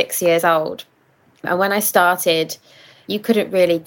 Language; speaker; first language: English; native; English